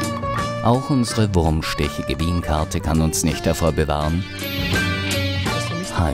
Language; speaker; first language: German; native; German